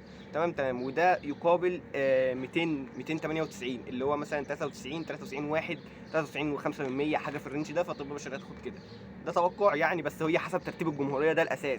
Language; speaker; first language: Arabic; native; Arabic